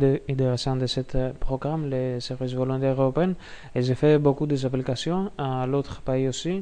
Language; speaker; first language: French; non-native, learner; Greek